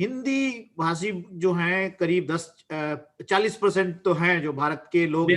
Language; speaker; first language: Hindi; native; Hindi